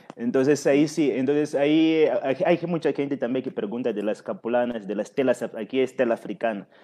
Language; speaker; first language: Spanish; non-native, fluent; Portuguese